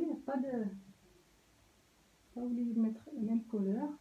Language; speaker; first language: French; non-native, local second language; Arabic